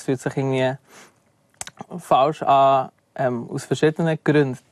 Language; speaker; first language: German; native; German